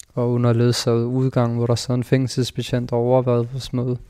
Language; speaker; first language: Danish; early bilingual, other home language; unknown